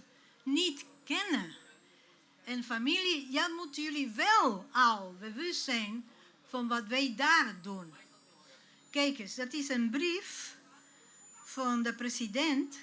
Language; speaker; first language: Dutch; non-native, fluent; Spanish